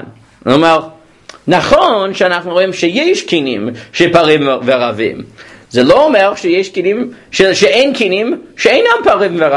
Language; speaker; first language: Hebrew; non-native, fluent; English